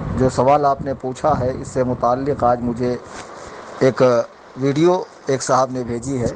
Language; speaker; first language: Urdu; native; Urdu